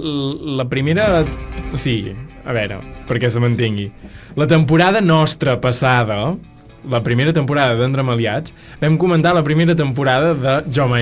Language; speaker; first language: Catalan; native; Catalan